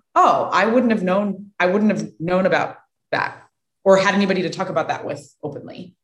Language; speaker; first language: English; native; English